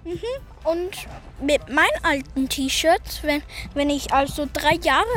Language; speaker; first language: German; early bilingual, other home language; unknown